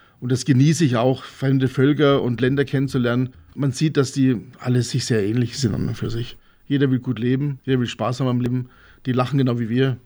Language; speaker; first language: German; native; German